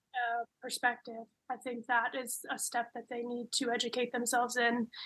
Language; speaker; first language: English; native; English